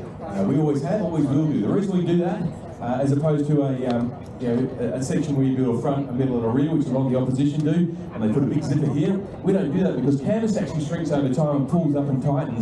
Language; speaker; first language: English; native; English